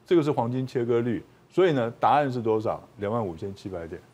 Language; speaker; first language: Chinese; native; Chinese